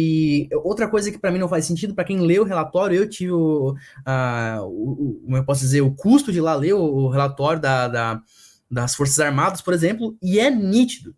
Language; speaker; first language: Portuguese; native; Portuguese